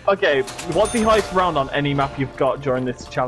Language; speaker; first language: English; native; English